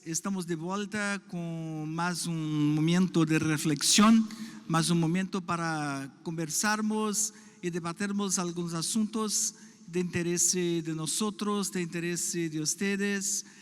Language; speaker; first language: Spanish; non-native, learner; Portuguese